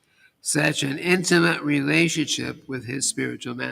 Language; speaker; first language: English; native; English